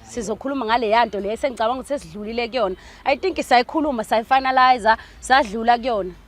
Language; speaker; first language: Zulu; native; Zulu